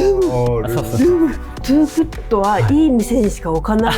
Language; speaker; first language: Japanese; native; Japanese